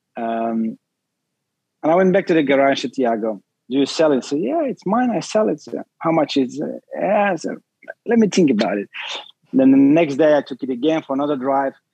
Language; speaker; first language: English; non-native, fluent; Dutch